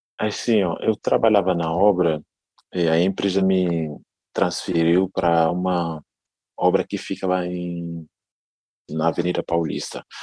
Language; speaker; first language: Portuguese; non-native, fluent; Dyula